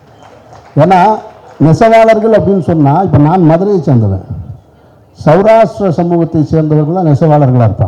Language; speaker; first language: Tamil; native; Tamil